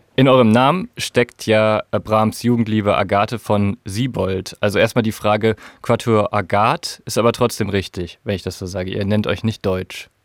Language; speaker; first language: German; native; German